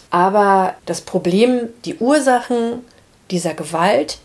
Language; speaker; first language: German; native; German